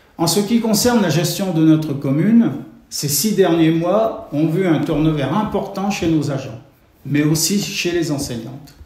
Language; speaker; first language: French; native; French